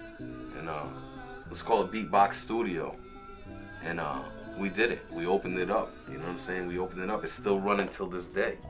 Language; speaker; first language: English; native; English